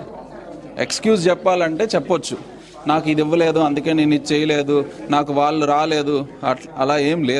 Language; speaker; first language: Telugu; native; Telugu